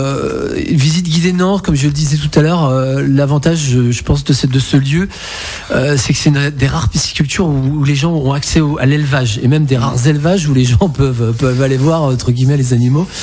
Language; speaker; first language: French; native; French